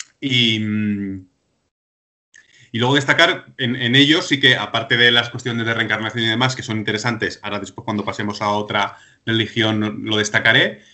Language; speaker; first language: Spanish; native; Spanish